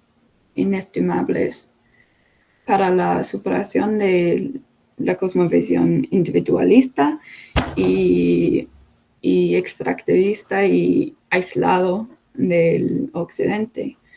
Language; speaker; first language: Spanish; non-native, fluent; English